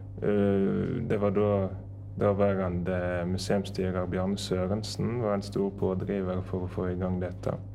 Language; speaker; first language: Norwegian; native; Norwegian